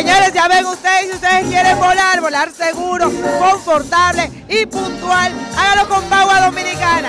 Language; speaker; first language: Spanish; native; Spanish